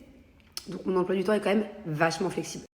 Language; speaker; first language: French; native; French